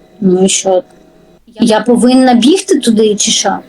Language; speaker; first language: Ukrainian; non-native, learner; Russian